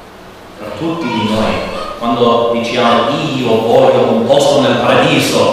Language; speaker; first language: Italian; non-native, learner; English